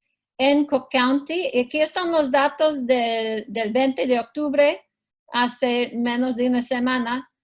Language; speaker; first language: Spanish; non-native, fluent; English